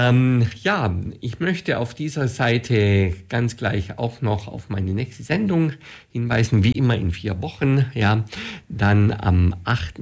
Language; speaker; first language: German; native; German